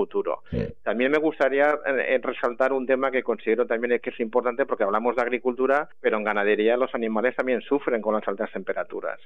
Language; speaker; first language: Spanish; native; Spanish